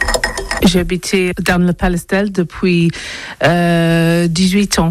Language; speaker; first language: French; non-native, learner; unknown